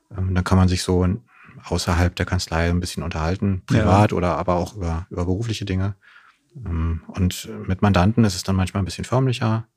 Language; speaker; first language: German; native; German